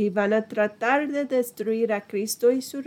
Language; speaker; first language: Spanish; non-native, fluent; English